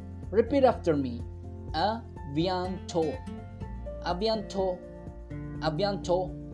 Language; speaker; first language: French; non-native, fluent; Spanish